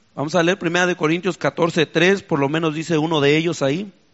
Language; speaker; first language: Spanish; native; Spanish